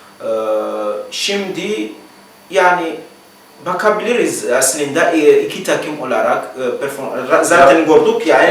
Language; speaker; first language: Turkish; non-native, learner; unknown